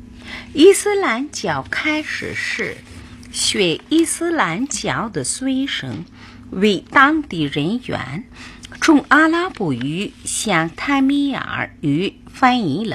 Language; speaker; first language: Chinese; non-native, fluent; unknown